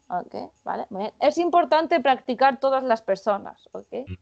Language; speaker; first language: Spanish; native; Spanish